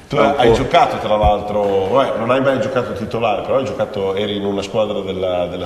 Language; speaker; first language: Italian; native; Italian